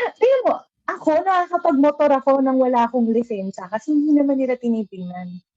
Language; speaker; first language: Filipino; native; Filipino